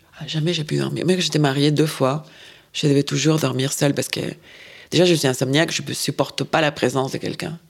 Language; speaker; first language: French; non-native, fluent; Spanish